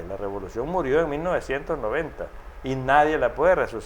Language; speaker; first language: Spanish; native; Spanish